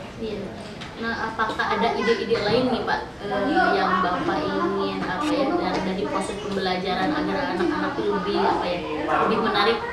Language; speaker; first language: Indonesian; non-native, local second language; Sundanese